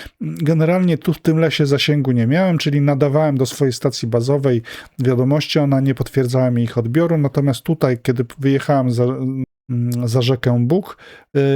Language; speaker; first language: Polish; native; Polish